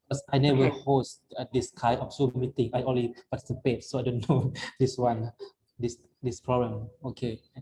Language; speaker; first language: English; non-native, fluent; Lao